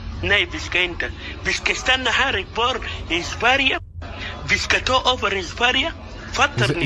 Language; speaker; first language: Swedish; non-native, local second language; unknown